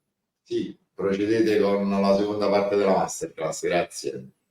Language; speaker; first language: Italian; native; Italian